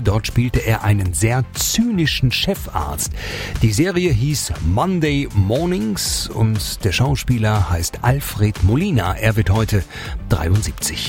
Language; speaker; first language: German; native; German